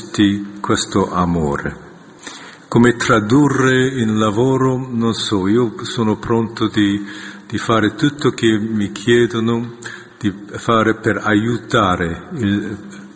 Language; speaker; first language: Italian; non-native, fluent; Korean